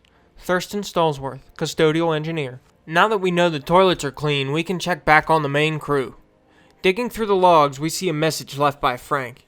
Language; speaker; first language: English; native; English